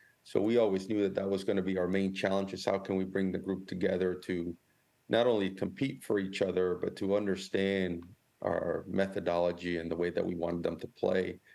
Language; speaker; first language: English; early bilingual, other home language; Spanish